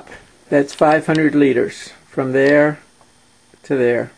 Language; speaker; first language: English; native; English